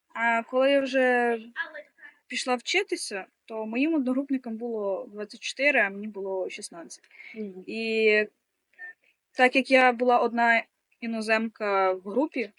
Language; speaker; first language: Ukrainian; native; Ukrainian